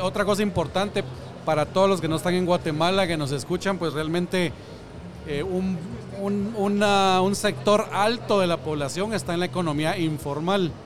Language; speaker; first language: Spanish; native; Spanish